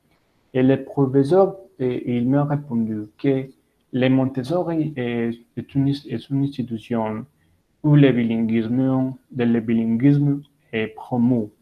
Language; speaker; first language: French; non-native, learner; Spanish